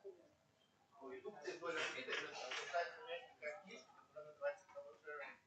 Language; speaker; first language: Russian; native; Russian